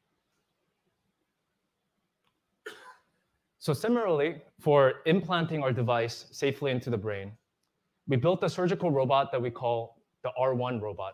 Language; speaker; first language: English; non-native, fluent; Korean